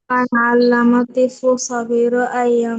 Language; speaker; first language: Arabic; non-native, learner; Bangla